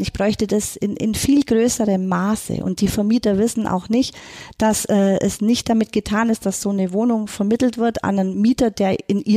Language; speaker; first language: German; native; German